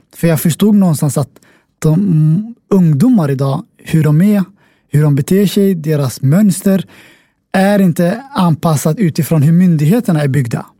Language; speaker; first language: Swedish; early bilingual, other home language; Somali